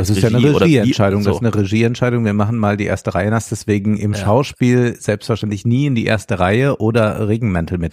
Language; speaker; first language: German; native; German